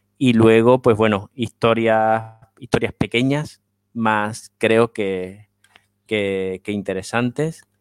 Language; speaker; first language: Spanish; native; Spanish